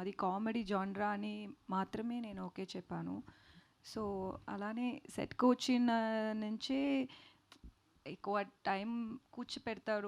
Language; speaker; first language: Telugu; non-native, learner; Tamil